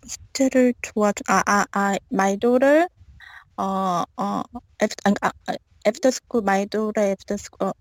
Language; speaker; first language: English; non-native, learner; Korean